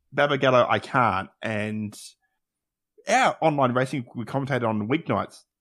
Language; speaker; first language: English; native; English